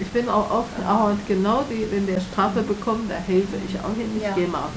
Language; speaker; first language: German; non-native, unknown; Chinese